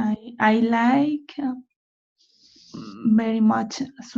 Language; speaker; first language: English; non-native, learner; Spanish